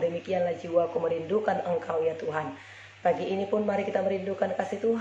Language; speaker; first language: Indonesian; native; Indonesian